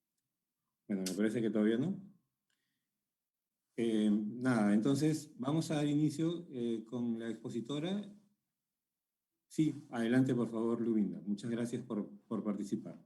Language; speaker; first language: Spanish; native; Spanish